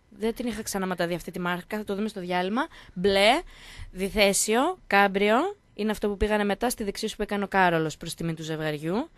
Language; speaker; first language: Greek; native; Greek